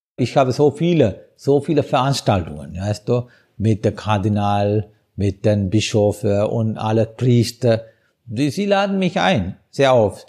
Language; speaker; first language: German; non-native, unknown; Sinhala